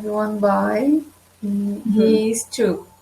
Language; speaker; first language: English; non-native, learner; Portuguese